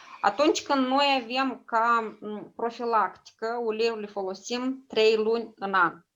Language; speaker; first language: Romanian; native; Romanian